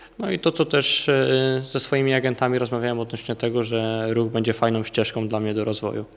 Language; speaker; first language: Polish; native; Polish